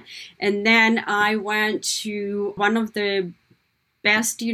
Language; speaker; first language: English; non-native, fluent; Kazakh